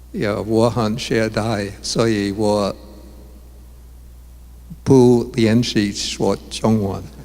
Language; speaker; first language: Chinese; non-native, learner; English